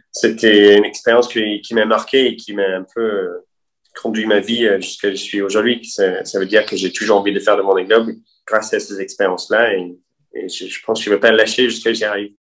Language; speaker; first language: French; non-native, fluent; English